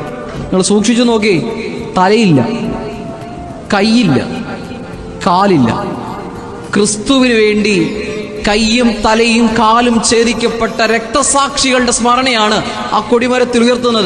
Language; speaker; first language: Malayalam; native; Malayalam